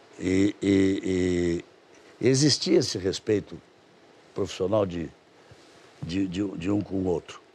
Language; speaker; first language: Portuguese; native; Portuguese